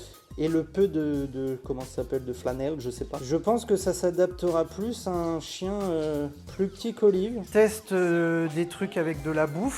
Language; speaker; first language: French; native; French